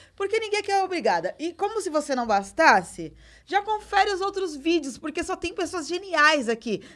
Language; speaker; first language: Portuguese; native; Portuguese